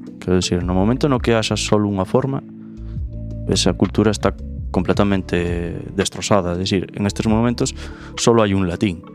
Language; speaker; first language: Galician; native; Galician